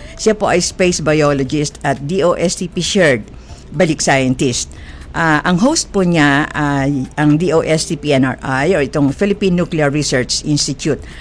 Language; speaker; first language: Filipino; native; Filipino